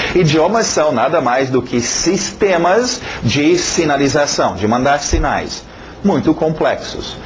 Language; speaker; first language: Portuguese; non-native, fluent; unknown